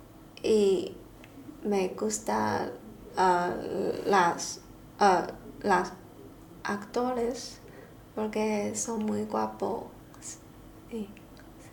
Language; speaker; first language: Spanish; non-native, learner; Chinese